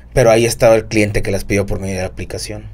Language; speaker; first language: Spanish; native; Spanish